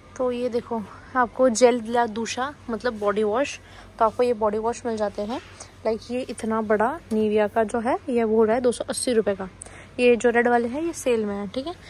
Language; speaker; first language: Hindi; non-native, local second language; Marathi